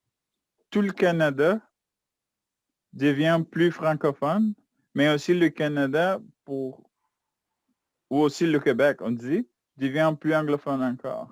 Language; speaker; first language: French; non-native, fluent; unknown